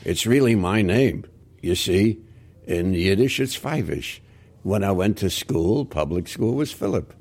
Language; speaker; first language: English; native; English